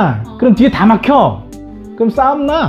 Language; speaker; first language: Korean; native; Korean